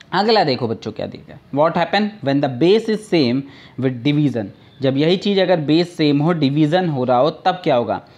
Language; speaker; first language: Hindi; native; Hindi